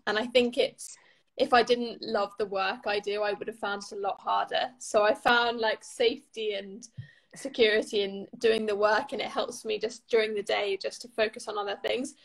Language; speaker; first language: English; native; English